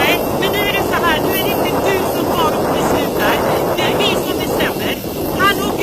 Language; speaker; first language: Swedish; native; Swedish